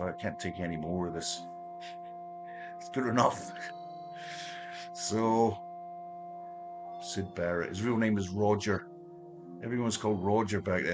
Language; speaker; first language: English; native; English